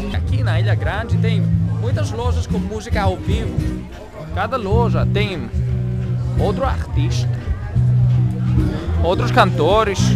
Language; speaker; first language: Portuguese; non-native, learner; Greek